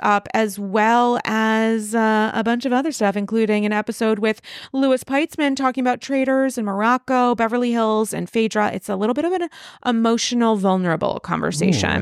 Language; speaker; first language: English; native; English